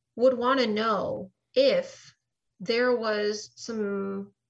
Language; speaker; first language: English; native; English